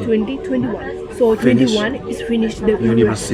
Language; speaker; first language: English; non-native, learner; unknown